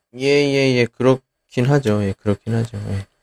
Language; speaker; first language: Korean; native; Korean